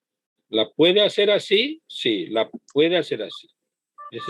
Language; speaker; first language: Spanish; native; Spanish